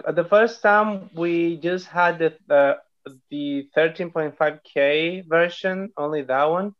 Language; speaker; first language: English; non-native, fluent; Spanish